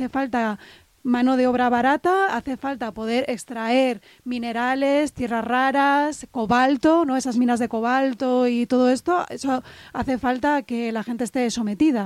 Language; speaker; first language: Spanish; native; Spanish